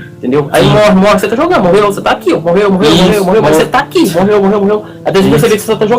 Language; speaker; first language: Portuguese; native; Portuguese